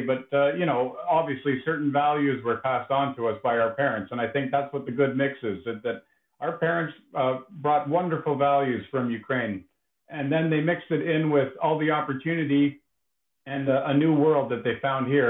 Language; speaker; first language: English; early bilingual, other home language; Ukrainian